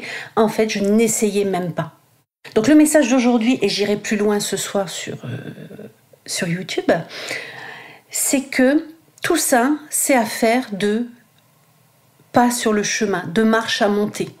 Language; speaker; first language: French; native; French